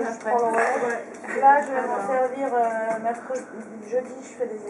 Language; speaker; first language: French; native; French